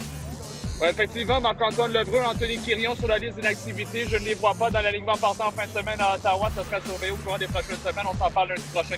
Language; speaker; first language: French; native; French